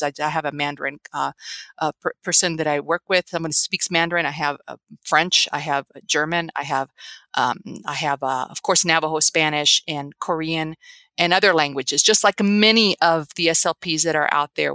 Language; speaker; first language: English; early bilingual, other home language; Spanish